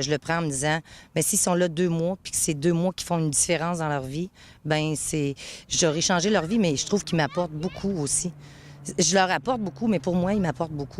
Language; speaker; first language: French; native; French